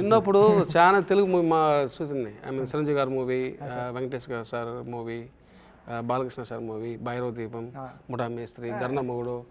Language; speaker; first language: Telugu; non-native, learner; Tamil